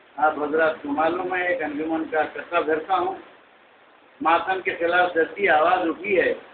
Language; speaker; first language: Urdu; native; Urdu